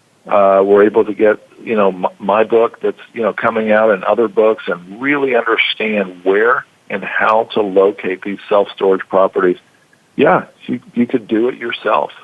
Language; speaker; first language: English; native; English